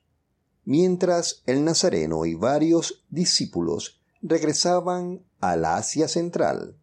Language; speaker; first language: Spanish; native; Spanish